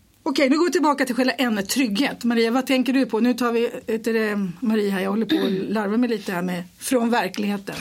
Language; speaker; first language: Swedish; native; Swedish